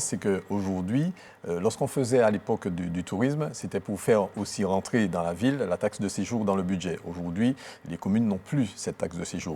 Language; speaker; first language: French; native; French